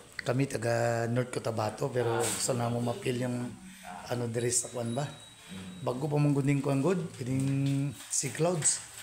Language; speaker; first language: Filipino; non-native, local second language; Hiligaynon